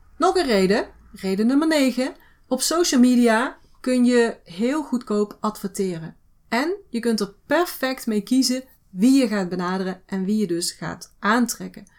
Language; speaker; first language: Dutch; native; Dutch